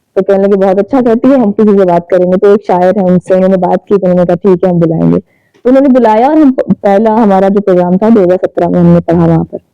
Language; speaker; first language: Urdu; native; Urdu